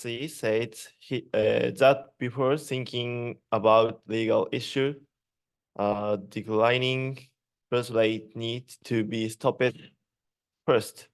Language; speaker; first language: English; non-native, learner; Japanese